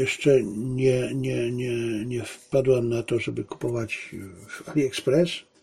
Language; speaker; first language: Polish; native; Polish